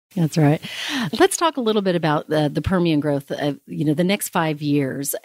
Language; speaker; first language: English; native; English